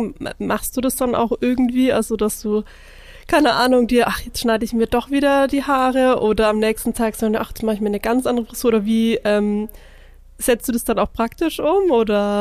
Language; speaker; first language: German; native; German